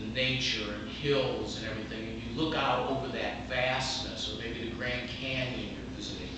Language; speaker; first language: English; native; English